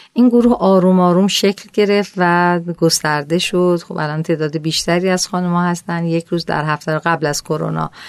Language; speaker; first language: Persian; native; Persian